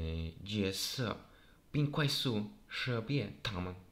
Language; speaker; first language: Chinese; non-native, learner; Polish